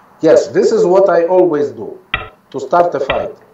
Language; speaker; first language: English; non-native, fluent; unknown